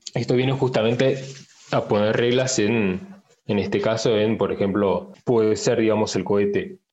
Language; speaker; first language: Spanish; early bilingual, heritage; Spanish